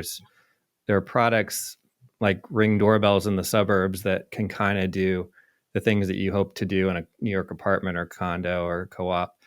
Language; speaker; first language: English; native; English